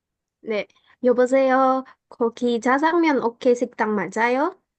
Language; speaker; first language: Korean; non-native, learner; Indonesian